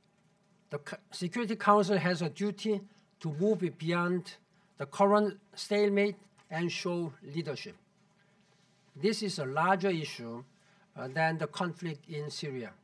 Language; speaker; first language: English; non-native, fluent; Korean